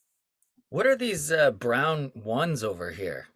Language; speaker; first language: English; native; English